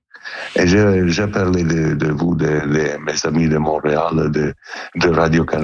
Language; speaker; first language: French; non-native, learner; Italian